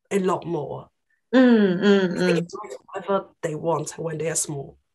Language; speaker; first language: English; non-native, local second language; Cantonese